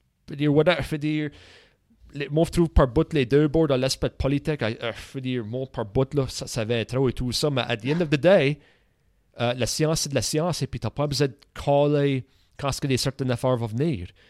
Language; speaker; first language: French; native; French